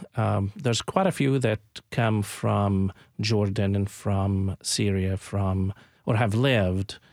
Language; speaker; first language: English; non-native, fluent; Arabic